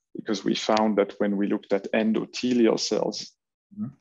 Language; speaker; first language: English; non-native, fluent; French